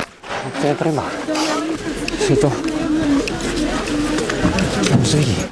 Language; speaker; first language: Czech; native; Czech